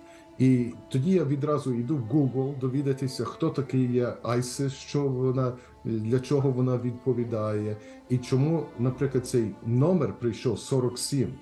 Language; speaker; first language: Ukrainian; early bilingual, heritage; Ukrainian